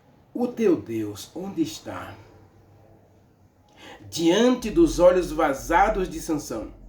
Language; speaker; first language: Portuguese; native; Portuguese